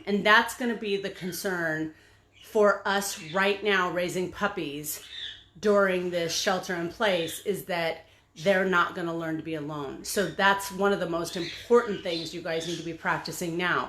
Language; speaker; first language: English; native; English